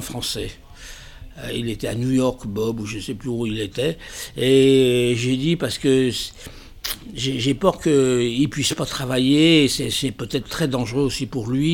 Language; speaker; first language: French; native; French